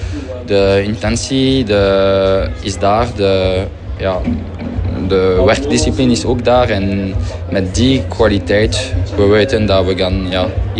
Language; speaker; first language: Dutch; non-native, fluent; French